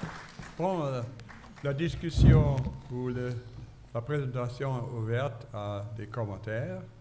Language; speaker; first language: French; non-native, fluent; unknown